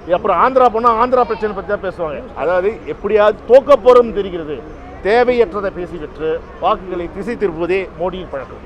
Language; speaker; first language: Tamil; native; Tamil